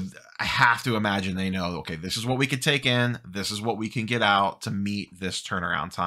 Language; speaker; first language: English; native; English